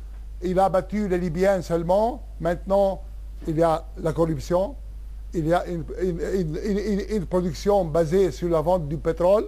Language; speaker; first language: French; non-native, local second language; Arabic